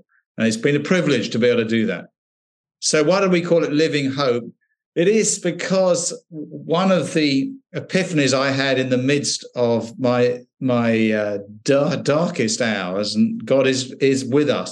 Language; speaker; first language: English; native; English